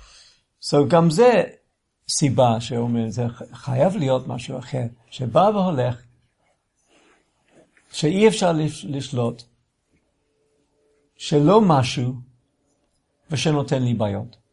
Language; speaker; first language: Hebrew; non-native, fluent; English